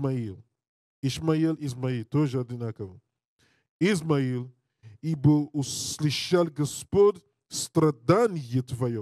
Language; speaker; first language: Russian; non-native, learner; English